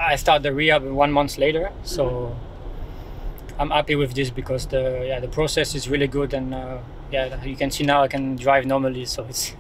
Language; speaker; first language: English; non-native, learner; French